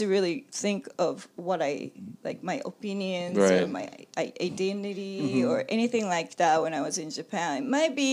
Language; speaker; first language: English; non-native, fluent; Japanese